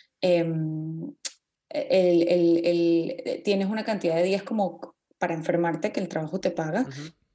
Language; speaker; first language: Spanish; native; Spanish